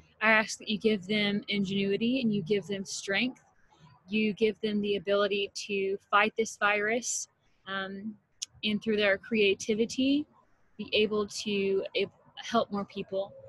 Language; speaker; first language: English; native; English